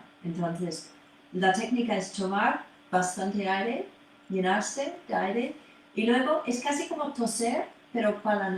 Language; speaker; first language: Spanish; non-native, fluent; English